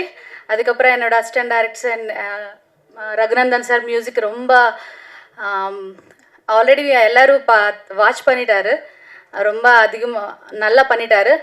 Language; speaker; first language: Tamil; non-native, learner; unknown